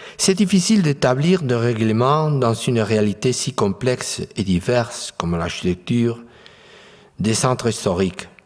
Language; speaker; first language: French; non-native, fluent; Spanish